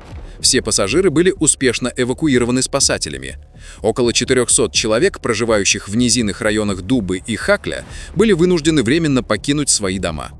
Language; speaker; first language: Russian; native; Russian